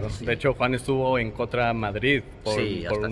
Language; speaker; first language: Spanish; native; Spanish